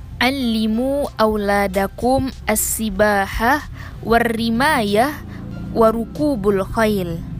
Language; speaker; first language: Arabic; non-native, learner; Indonesian